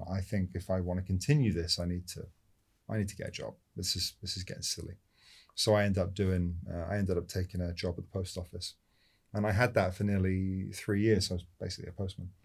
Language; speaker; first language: English; native; English